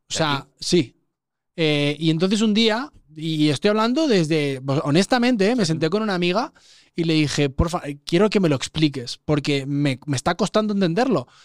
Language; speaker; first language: Spanish; native; Spanish